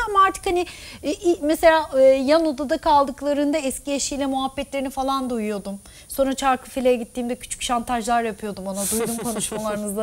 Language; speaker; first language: Turkish; native; Turkish